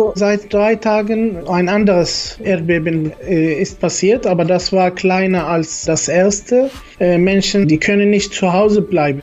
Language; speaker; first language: German; non-native, learner; Arabic